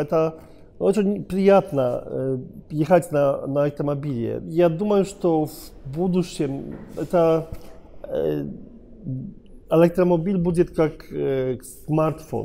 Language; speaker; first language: Russian; non-native, learner; Polish